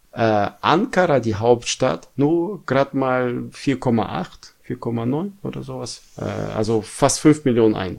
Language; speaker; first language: German; non-native, fluent; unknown